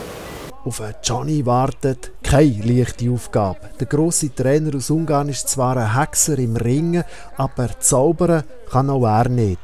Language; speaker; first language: German; native; German